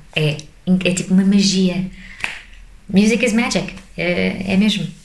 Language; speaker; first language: Portuguese; early bilingual, heritage; English